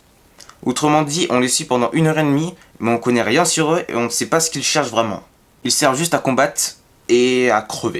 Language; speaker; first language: French; native; French